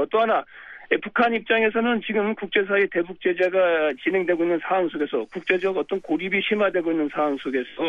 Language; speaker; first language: Korean; native; Korean